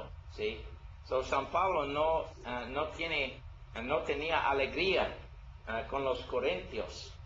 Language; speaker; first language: Spanish; non-native, learner; English